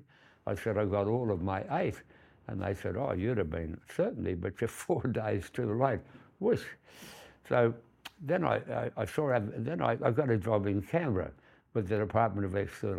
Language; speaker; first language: English; native; English